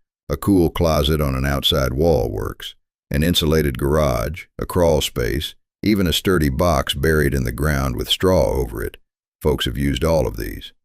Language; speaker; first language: English; native; English